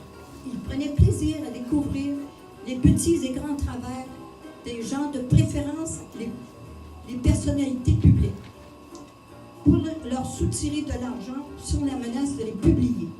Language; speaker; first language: French; native; French